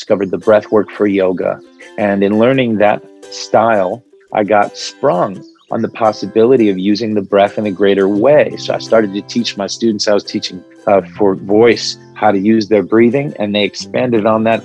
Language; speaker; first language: English; early bilingual, other home language; Arabic